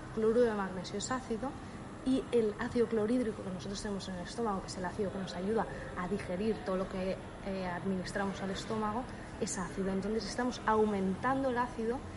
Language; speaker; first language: Spanish; native; Spanish